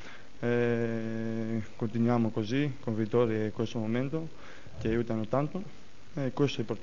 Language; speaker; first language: Italian; non-native, learner; Greek